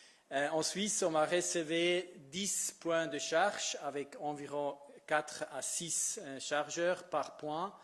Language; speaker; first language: French; non-native, fluent; Italian